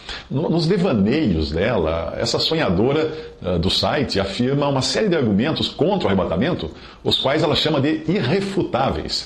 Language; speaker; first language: Portuguese; native; Portuguese